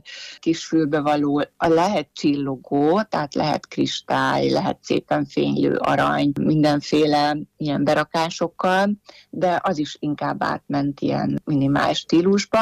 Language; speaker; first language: Hungarian; native; Hungarian